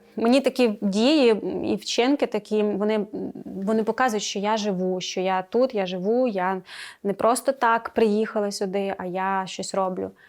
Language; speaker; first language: Ukrainian; native; Ukrainian